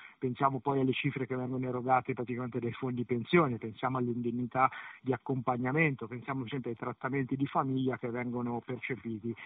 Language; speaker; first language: Italian; native; Italian